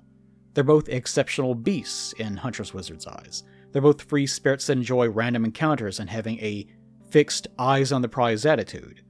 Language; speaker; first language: English; native; English